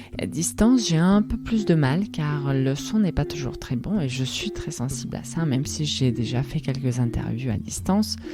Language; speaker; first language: French; non-native, fluent; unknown